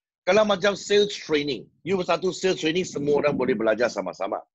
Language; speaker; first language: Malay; non-native, local second language; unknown